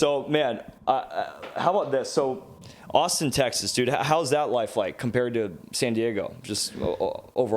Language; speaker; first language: English; native; English